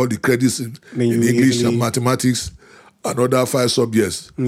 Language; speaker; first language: English; non-native, local second language; Yoruba